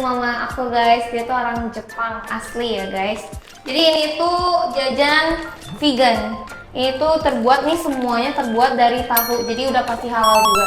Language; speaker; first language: Indonesian; early bilingual, other home language; Japanese